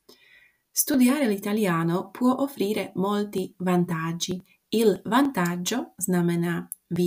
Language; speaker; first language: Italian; non-native, fluent; Slovak